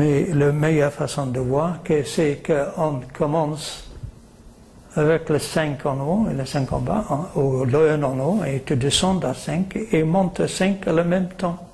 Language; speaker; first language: French; non-native, learner; English